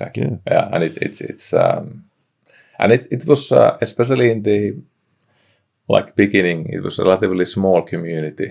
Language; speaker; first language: English; non-native, fluent; Finnish